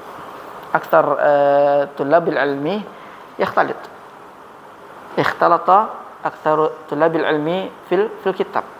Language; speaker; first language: Arabic; non-native, fluent; Indonesian